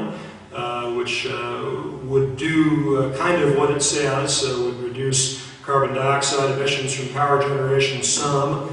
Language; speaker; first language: English; native; English